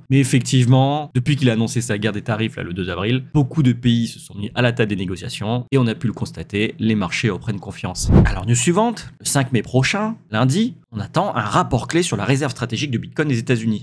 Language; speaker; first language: French; native; French